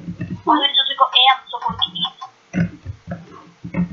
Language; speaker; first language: Norwegian; native; Norwegian